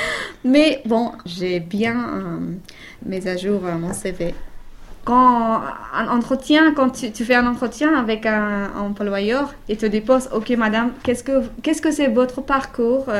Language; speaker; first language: French; non-native, fluent; Persian